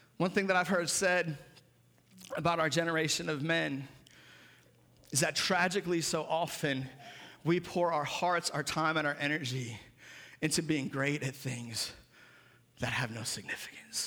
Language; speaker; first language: English; native; English